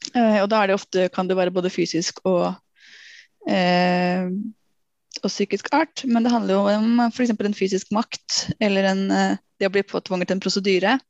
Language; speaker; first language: Norwegian; native; Norwegian